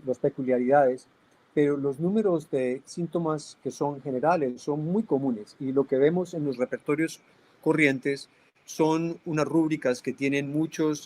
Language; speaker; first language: Spanish; native; Spanish